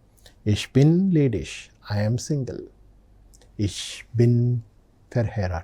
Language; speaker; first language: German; non-native, fluent; Telugu